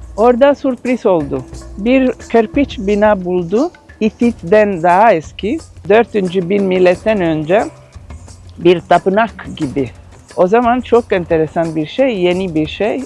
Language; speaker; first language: Turkish; non-native, learner; Italian